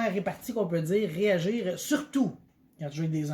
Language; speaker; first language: French; native; French